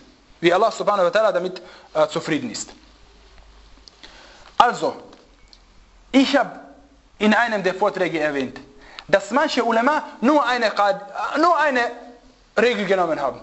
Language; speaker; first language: German; non-native, fluent; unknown